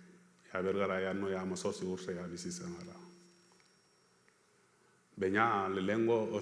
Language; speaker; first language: Basque; non-native, learner; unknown